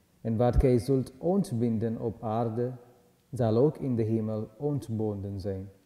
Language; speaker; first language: Dutch; non-native, learner; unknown